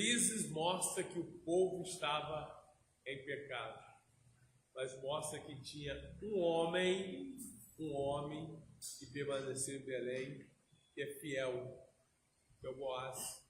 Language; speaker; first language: Portuguese; native; Portuguese